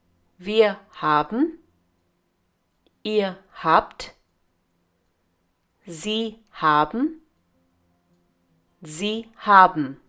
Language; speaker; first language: German; non-native, fluent; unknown